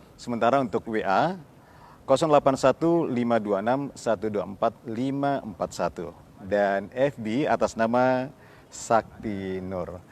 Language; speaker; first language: Indonesian; native; Indonesian